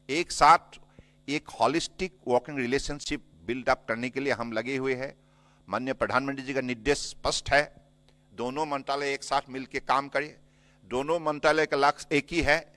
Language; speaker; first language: Hindi; non-native, local second language; Assamese